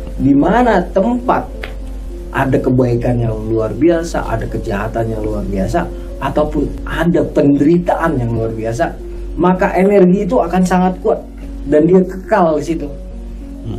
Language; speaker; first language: Indonesian; native; Indonesian